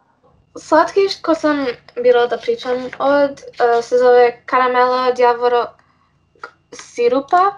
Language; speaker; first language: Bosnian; early bilingual, heritage; English